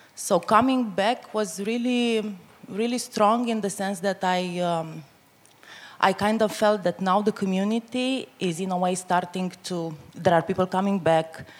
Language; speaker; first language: English; non-native, fluent; Romanian